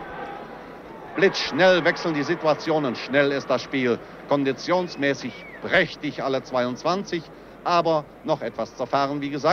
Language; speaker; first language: German; native; German